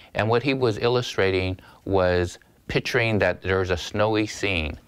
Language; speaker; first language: English; native; English